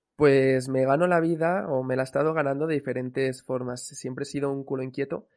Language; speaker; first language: Spanish; native; Spanish